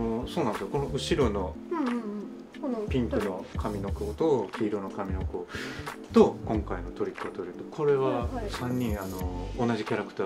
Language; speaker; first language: Japanese; native; Japanese